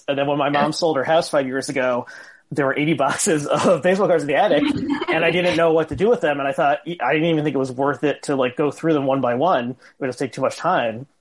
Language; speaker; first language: English; native; English